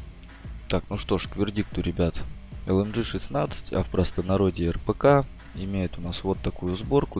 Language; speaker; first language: Russian; native; Russian